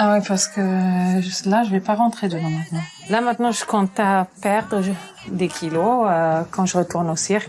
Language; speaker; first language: French; non-native, fluent; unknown